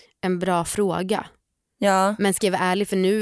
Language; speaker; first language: Swedish; native; Swedish